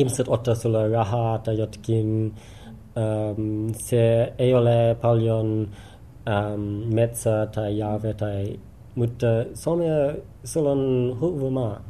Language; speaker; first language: Finnish; non-native, learner; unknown